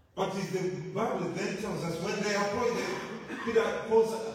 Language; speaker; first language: English; non-native, local second language; Shona